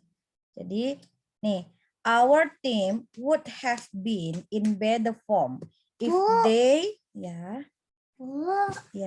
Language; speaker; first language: English; non-native, fluent; Indonesian